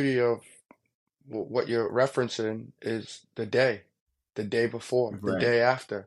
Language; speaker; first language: English; native; English